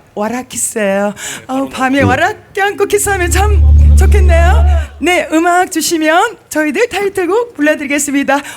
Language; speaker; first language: Korean; native; Korean